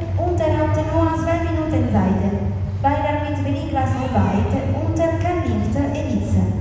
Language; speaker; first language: German; non-native, learner; Italian